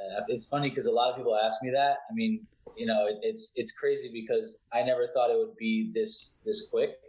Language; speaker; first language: English; early bilingual, other home language; Italian